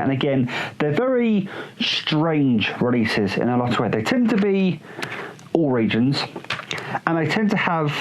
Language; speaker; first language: English; native; English